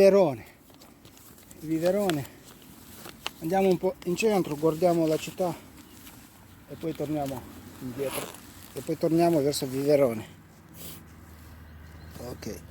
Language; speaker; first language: Italian; non-native, fluent; Romanian